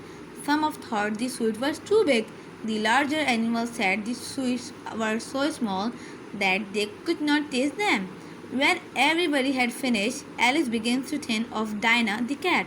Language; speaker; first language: English; non-native, local second language; Urdu